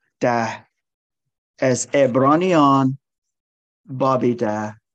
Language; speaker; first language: Persian; non-native, learner; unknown